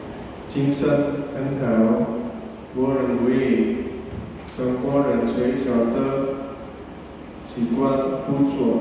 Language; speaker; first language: Chinese; non-native, learner; Indonesian